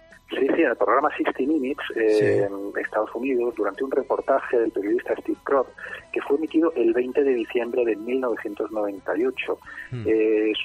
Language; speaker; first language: Spanish; native; Spanish